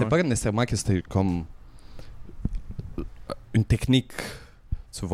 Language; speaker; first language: French; native; French